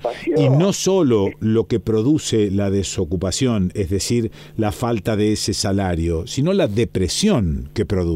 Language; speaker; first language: Spanish; native; Spanish